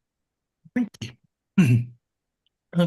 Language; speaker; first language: English; native; English